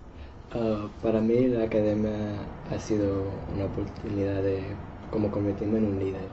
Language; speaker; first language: Spanish; early bilingual, heritage; Spanish